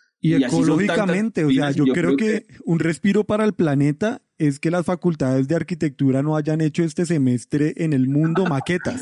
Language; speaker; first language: Spanish; native; Spanish